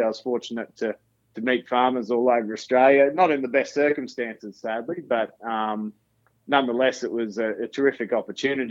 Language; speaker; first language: English; native; English